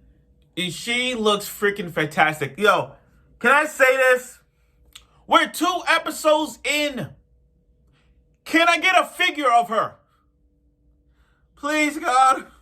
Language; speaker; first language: English; native; English